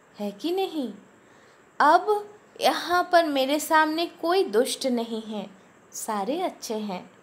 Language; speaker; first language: Hindi; non-native, local second language; Bangla